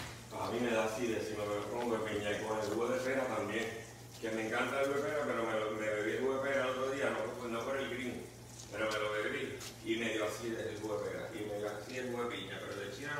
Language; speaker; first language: Spanish; native; Spanish